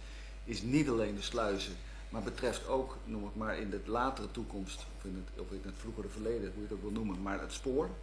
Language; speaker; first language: Dutch; native; Dutch